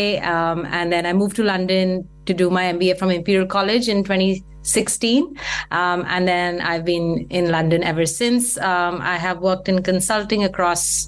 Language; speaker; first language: English; non-native, local second language; Hindi